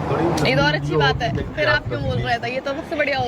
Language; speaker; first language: Hindi; native; Hindi